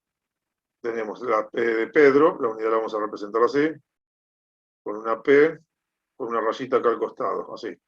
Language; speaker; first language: Spanish; native; Spanish